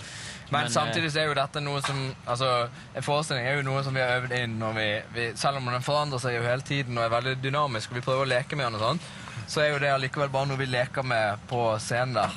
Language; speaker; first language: Norwegian; native; Norwegian